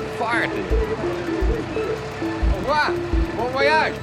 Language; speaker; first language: French; non-native, learner; Dutch